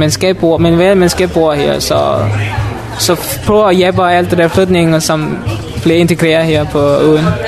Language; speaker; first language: Danish; non-native, learner; Mon